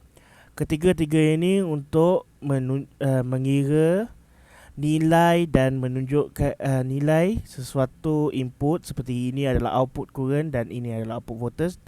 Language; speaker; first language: Malay; native; Malay